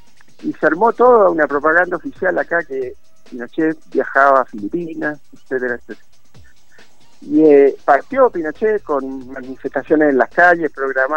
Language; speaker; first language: Spanish; native; Spanish